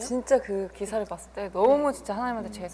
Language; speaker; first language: Korean; native; Korean